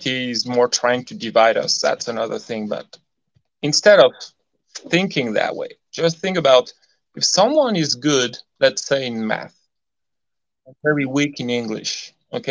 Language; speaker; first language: English; non-native, fluent; French